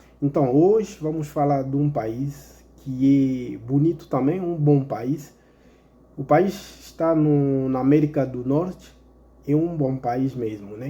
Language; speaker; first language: Portuguese; non-native, fluent; Lingala